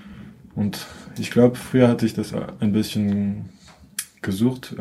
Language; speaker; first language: German; non-native, fluent; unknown